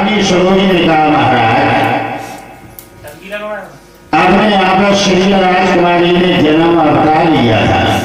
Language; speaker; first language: Hindi; native; Hindi